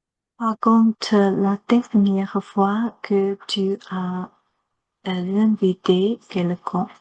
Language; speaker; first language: French; non-native, learner; Chinese